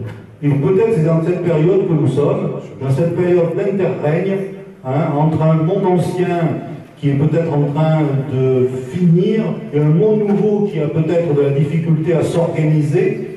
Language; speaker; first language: French; native; French